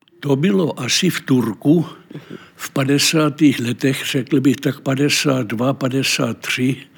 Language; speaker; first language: Czech; non-native, fluent; Finnish